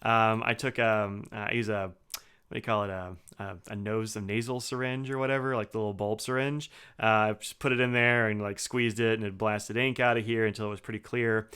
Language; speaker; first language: English; native; English